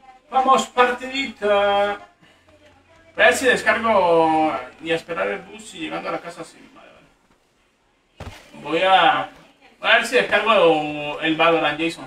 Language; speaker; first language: Spanish; native; Spanish